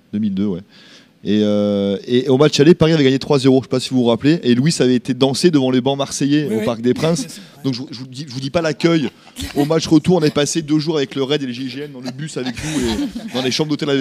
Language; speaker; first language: French; native; French